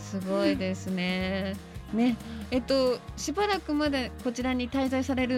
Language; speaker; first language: Japanese; native; Japanese